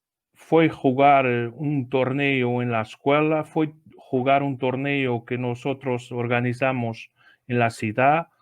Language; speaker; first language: Spanish; non-native, learner; Portuguese